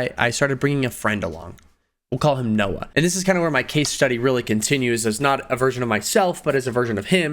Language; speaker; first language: English; native; English